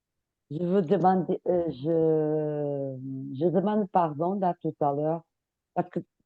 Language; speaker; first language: French; non-native, fluent; Portuguese